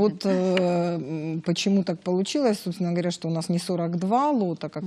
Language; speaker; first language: Russian; native; Russian